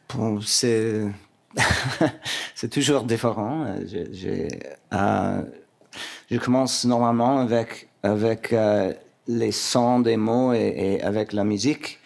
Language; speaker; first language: French; non-native, local second language; English